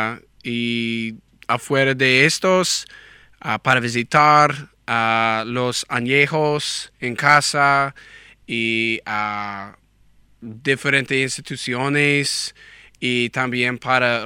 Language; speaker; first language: Spanish; non-native, learner; English